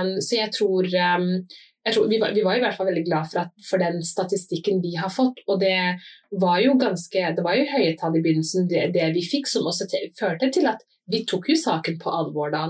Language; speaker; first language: Norwegian; early bilingual, other home language; Somali